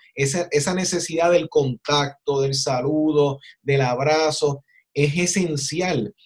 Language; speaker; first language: Spanish; native; Spanish